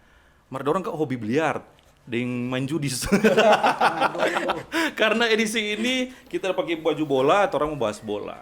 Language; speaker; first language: Indonesian; non-native, local second language; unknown